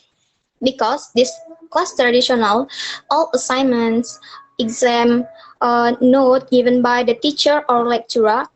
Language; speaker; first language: English; non-native, learner; Indonesian